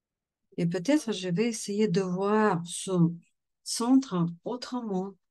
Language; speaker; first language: French; non-native, fluent; Russian